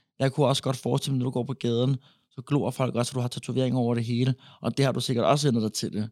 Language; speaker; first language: Danish; native; Danish